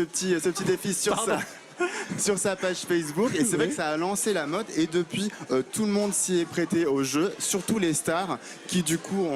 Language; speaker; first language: French; native; French